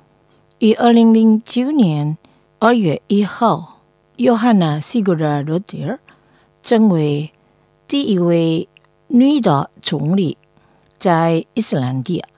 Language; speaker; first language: Chinese; non-native, fluent; Indonesian